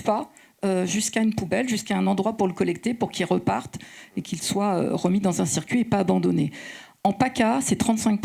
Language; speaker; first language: French; native; French